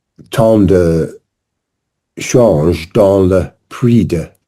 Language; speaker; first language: French; non-native, learner; English